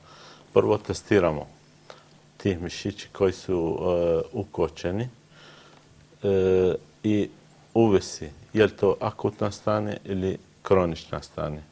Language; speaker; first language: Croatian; non-native, learner; Arabic